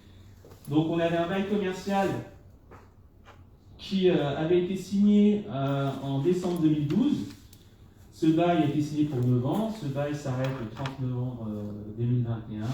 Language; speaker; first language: French; native; French